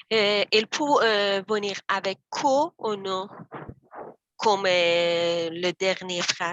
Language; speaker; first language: French; non-native, learner; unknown